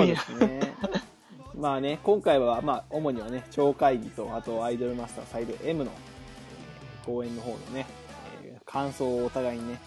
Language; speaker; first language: Japanese; native; Japanese